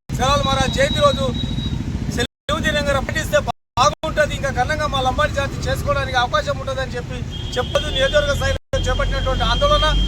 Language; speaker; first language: Telugu; non-native, local second language; Lambadi